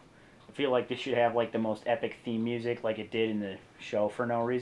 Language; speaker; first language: English; native; English